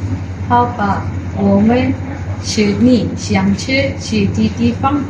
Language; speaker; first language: Chinese; non-native, learner; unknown